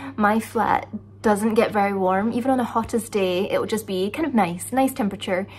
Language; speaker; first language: English; native; English